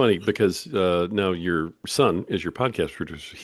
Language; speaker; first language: English; native; English